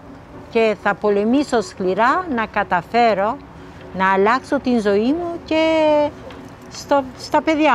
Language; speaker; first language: Greek; non-native, fluent; Albanian